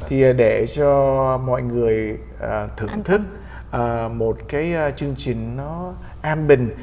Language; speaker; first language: Vietnamese; early bilingual, heritage; Vietnamese